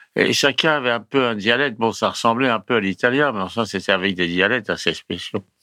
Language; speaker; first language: French; early bilingual, other home language; Italian